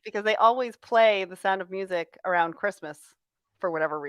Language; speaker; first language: English; native; English